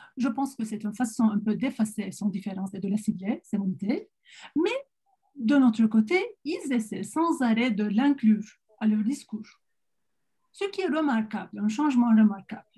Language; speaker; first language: French; non-native, fluent; Turkish